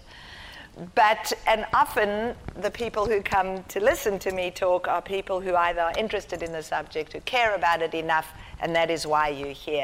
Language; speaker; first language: English; native; English